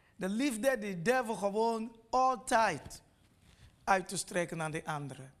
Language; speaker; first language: Dutch; non-native, fluent; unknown